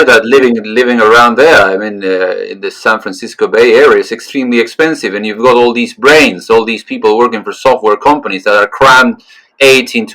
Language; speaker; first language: English; non-native, fluent; Spanish